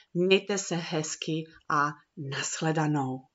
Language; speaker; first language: Czech; early bilingual, heritage; Czech